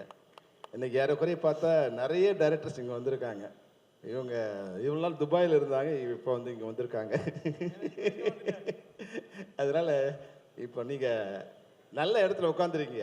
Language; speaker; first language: Tamil; native; Tamil